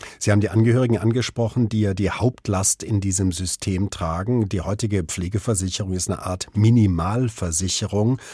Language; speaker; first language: German; native; German